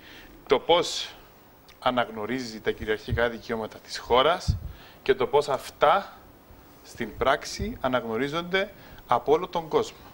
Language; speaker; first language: Greek; native; Greek